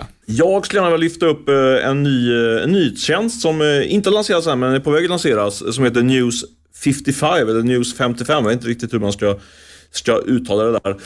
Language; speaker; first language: Swedish; native; Swedish